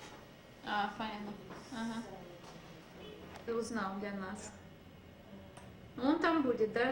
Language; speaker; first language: Russian; non-native, fluent; English